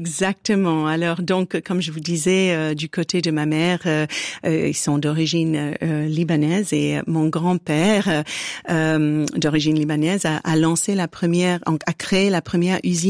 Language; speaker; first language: French; non-native, fluent; English